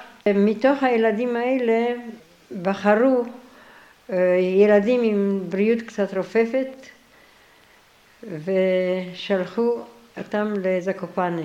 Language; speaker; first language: Hebrew; non-native, fluent; Polish